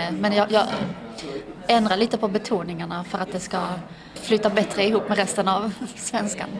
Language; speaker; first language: Swedish; early bilingual, other home language; Persian